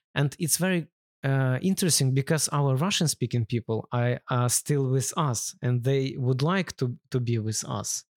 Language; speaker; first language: English; non-native, learner; Ukrainian